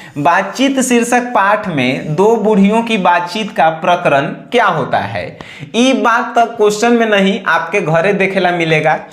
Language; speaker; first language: Hindi; native; Hindi